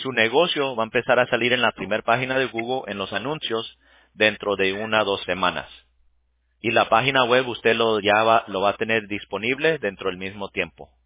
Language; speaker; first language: Spanish; early bilingual, heritage; English